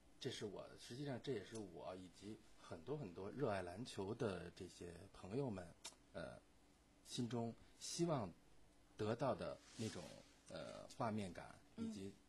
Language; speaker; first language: Chinese; native; Chinese